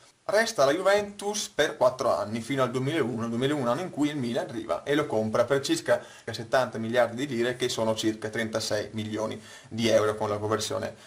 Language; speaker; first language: Italian; native; Italian